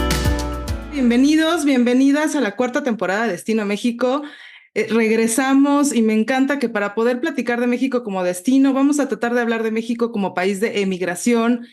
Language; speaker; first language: Spanish; native; Spanish